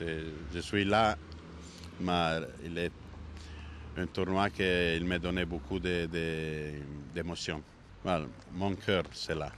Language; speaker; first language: French; non-native, learner; Italian